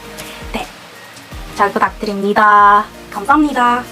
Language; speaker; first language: Korean; non-native, learner; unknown